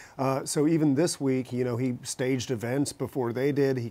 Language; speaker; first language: English; native; English